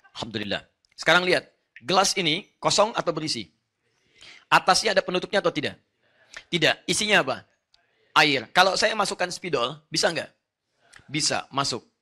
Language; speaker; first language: Indonesian; non-native, fluent; Arabic